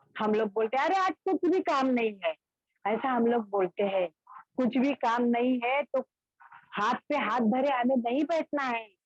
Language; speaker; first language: Hindi; non-native, local second language; Marathi